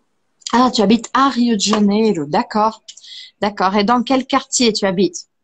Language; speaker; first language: French; non-native, fluent; Portuguese